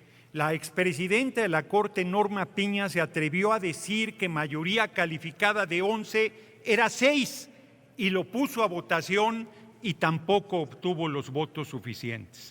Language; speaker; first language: Spanish; native; Spanish